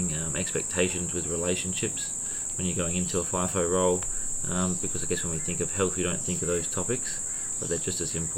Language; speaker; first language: English; native; English